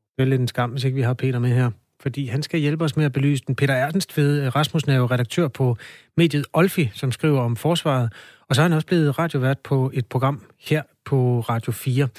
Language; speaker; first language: Danish; native; Danish